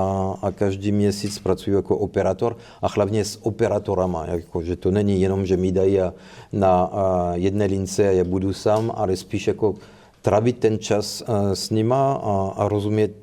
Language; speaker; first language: Czech; non-native, fluent; French